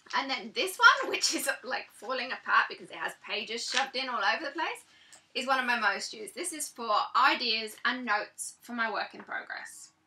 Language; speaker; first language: English; native; English